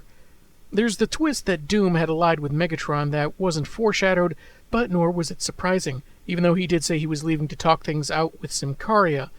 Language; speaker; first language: English; native; English